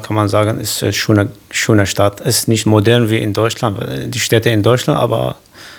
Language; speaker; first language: German; non-native, learner; Arabic